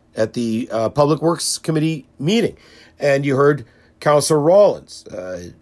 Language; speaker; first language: English; native; English